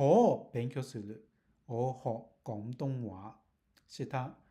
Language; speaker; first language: Japanese; non-native, learner; Cantonese